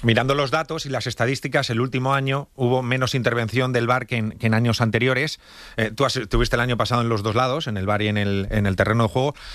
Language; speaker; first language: Spanish; native; Spanish